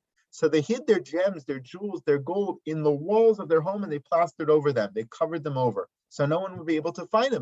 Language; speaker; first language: English; native; English